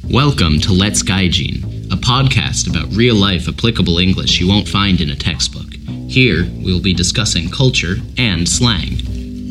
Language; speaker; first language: English; native; English